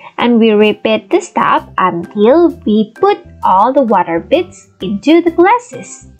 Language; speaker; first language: English; non-native, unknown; Indonesian